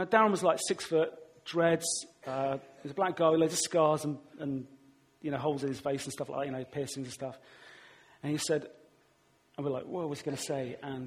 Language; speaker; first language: English; native; English